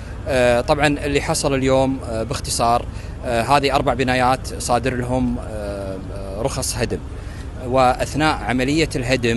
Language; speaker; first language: Arabic; native; Arabic